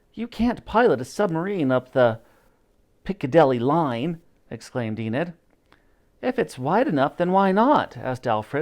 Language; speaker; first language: English; native; English